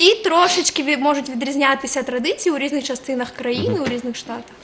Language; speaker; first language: Ukrainian; native; Ukrainian